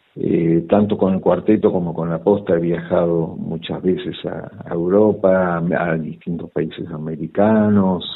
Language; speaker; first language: Spanish; native; Spanish